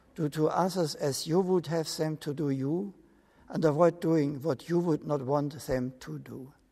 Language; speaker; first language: English; non-native, fluent; German